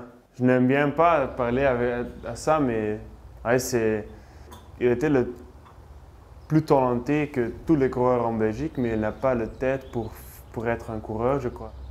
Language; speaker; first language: French; non-native, local second language; Dutch